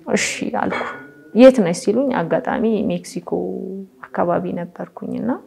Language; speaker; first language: Amharic; native; Amharic